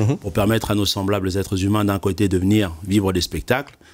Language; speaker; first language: French; native; French